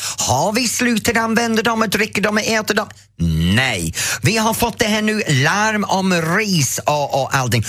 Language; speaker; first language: Swedish; non-native, fluent; English